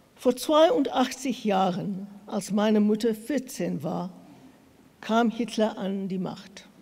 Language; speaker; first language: German; non-native, learner; English